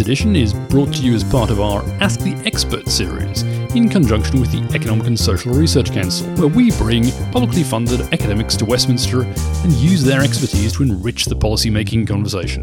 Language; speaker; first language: English; native; English